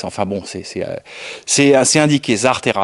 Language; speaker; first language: French; native; French